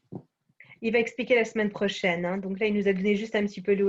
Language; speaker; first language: French; native; French